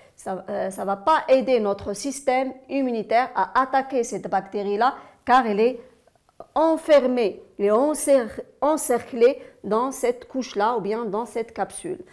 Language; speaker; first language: French; non-native, local second language; Arabic